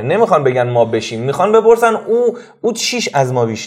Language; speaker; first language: Persian; native; Persian